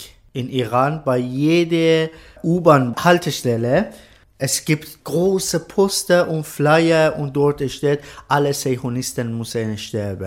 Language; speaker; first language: German; non-native, learner; Persian